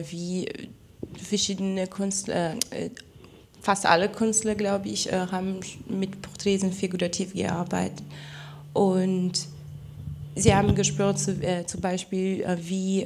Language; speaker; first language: German; non-native, fluent; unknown